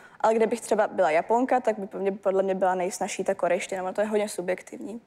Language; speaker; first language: Czech; early bilingual, heritage; German